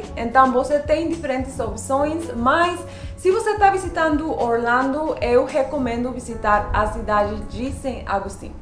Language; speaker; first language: Portuguese; non-native, fluent; Spanish